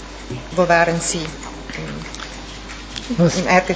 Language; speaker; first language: German; non-native, fluent; Italian